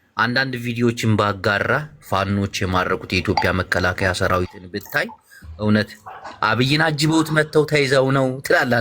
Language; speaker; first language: Amharic; non-native, local second language; Tigrinya